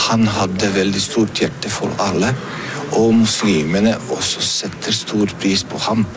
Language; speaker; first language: Norwegian; non-native, fluent; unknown